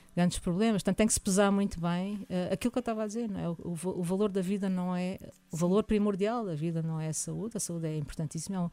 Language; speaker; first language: Portuguese; native; Portuguese